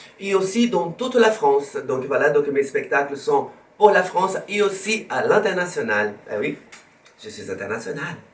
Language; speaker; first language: French; non-native, fluent; Portuguese